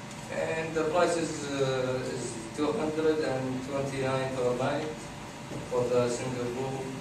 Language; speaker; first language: English; non-native, fluent; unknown